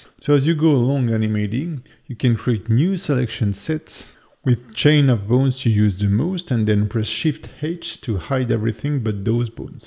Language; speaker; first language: English; non-native, fluent; French